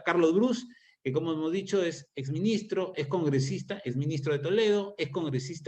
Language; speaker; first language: Spanish; native; Spanish